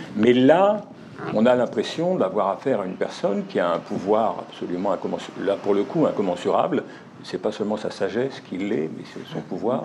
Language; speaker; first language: French; native; French